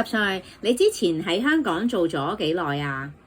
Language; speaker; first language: Cantonese; native; Cantonese